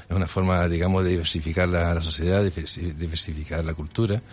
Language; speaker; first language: Spanish; early bilingual, other home language; French